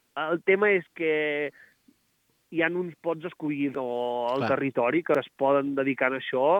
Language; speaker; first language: Catalan; native; Catalan